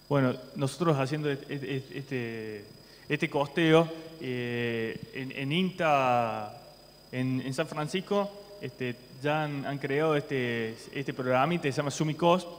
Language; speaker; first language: Spanish; native; Spanish